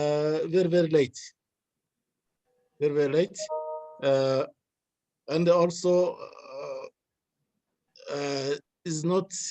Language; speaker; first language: English; non-native, learner; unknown